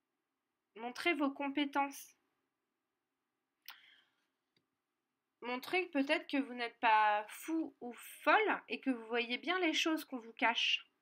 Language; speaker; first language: French; native; French